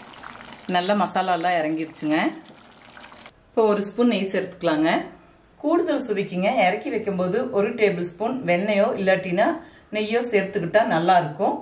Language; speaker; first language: Tamil; native; Tamil